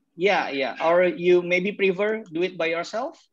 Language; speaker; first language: English; non-native, fluent; Indonesian